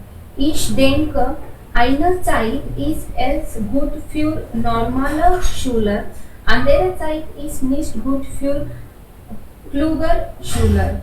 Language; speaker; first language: German; non-native, learner; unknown